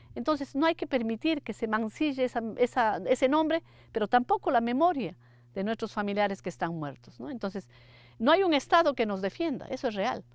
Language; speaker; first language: Spanish; native; Spanish